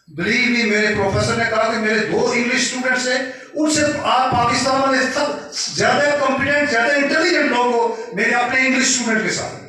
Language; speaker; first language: Urdu; non-native, local second language; Northern Hindko